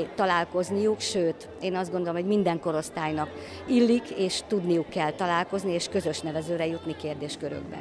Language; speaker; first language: Hungarian; native; Hungarian